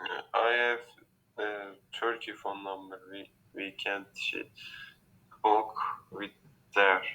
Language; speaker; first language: English; non-native, learner; Turkish